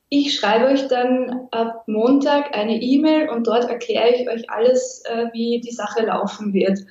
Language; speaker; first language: German; native; German